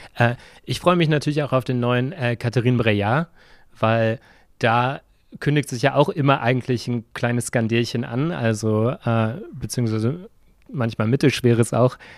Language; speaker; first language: German; native; German